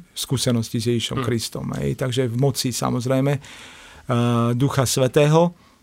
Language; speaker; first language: Slovak; native; Slovak